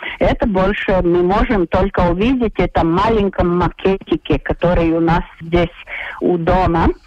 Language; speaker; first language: Russian; non-native, local second language; Latvian